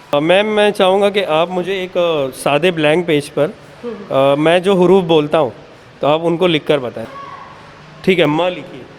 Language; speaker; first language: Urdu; native; Urdu